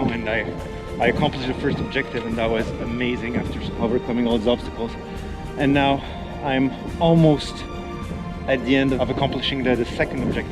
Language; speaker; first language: English; non-native, local second language; French